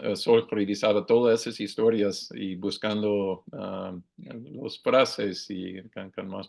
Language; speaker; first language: Spanish; non-native, learner; English